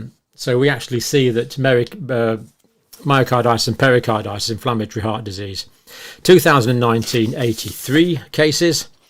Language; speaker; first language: English; native; English